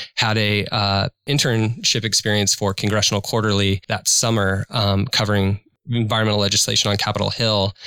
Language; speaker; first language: English; native; English